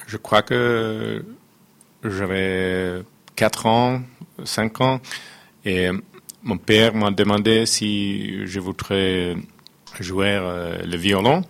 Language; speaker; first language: French; non-native, fluent; Finnish